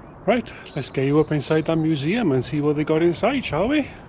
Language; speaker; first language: English; native; English